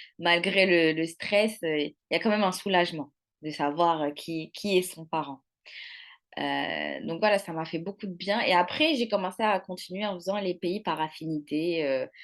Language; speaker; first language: French; non-native, local second language; Arabic